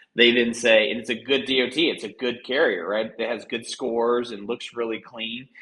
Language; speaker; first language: English; native; English